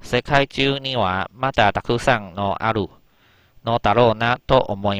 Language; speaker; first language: Japanese; non-native, fluent; Chinese